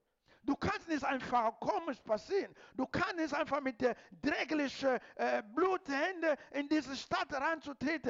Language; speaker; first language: German; non-native, fluent; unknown